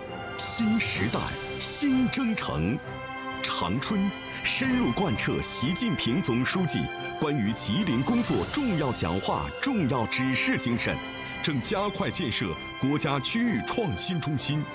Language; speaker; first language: Chinese; native; Chinese